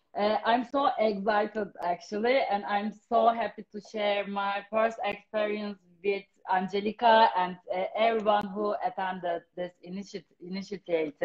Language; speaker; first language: English; non-native, fluent; Turkish